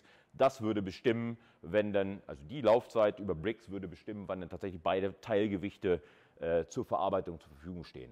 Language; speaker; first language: German; native; German